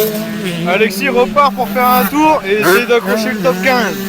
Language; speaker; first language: French; native; French